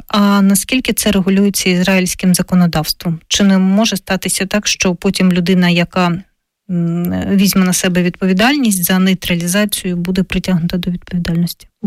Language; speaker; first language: Ukrainian; native; Ukrainian